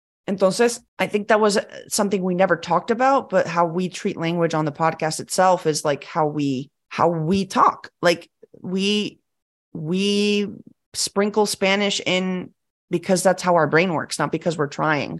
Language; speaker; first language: English; early bilingual, other home language; Spanish